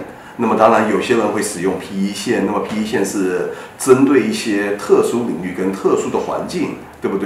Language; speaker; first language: Chinese; native; Chinese